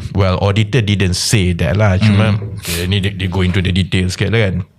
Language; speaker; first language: English; non-native, local second language; Malay